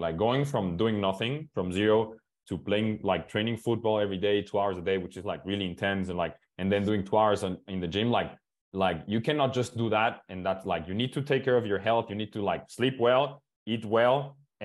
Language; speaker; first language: English; non-native, fluent; Spanish